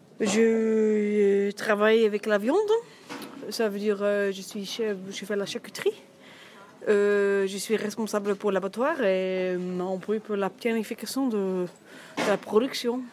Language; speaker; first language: French; non-native, learner; German